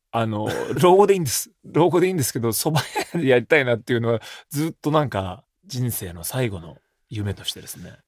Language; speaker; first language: Japanese; native; Japanese